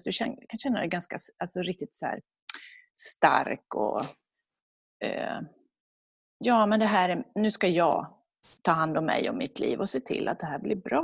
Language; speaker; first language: Swedish; native; Swedish